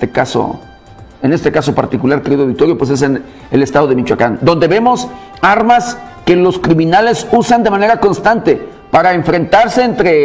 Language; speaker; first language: Spanish; native; Spanish